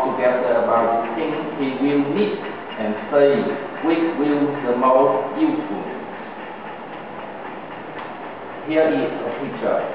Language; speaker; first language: English; non-native, learner; Vietnamese